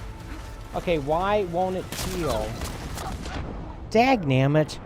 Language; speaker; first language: English; native; English